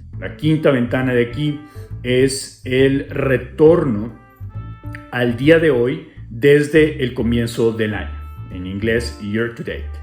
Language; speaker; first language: Spanish; native; Spanish